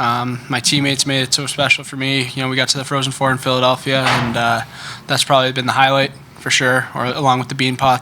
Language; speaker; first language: English; native; English